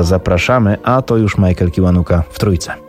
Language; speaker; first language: Polish; native; Polish